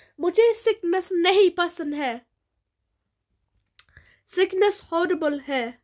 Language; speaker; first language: Hindi; early bilingual, heritage; Hindi